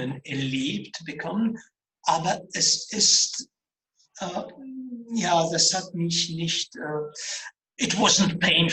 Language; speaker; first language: German; non-native, fluent; Russian